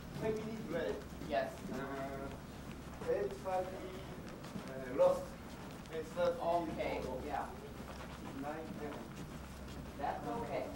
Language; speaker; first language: English; non-native, learner; Japanese